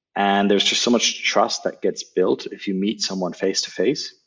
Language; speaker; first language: English; non-native, fluent; German